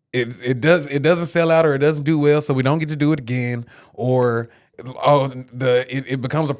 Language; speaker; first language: English; native; English